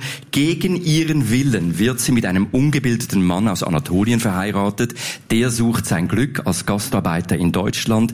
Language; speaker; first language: German; native; German